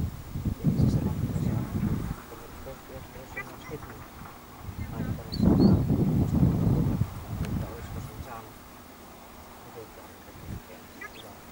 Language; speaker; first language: Finnish; native; Finnish